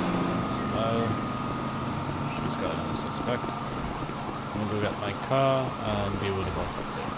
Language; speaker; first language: English; native; English